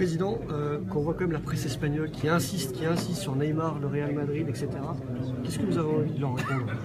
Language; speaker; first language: French; native; French